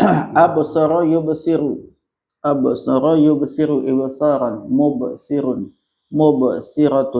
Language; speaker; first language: Arabic; non-native, fluent; Indonesian